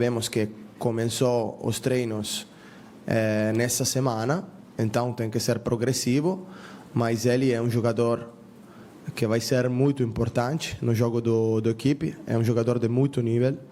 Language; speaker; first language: Portuguese; non-native, fluent; Spanish